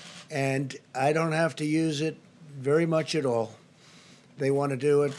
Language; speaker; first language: English; native; English